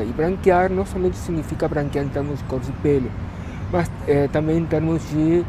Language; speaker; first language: Portuguese; native; Portuguese